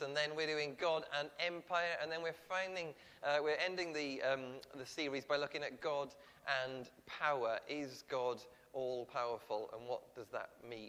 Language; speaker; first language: English; native; English